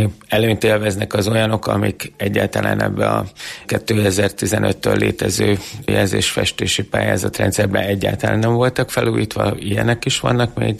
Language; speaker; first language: Hungarian; native; Hungarian